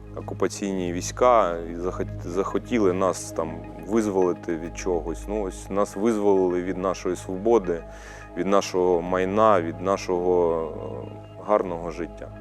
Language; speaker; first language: Ukrainian; native; Ukrainian